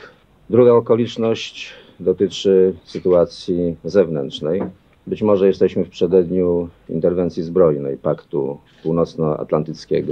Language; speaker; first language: Polish; native; Polish